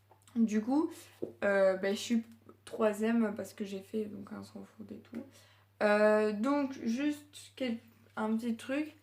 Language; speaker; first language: French; native; French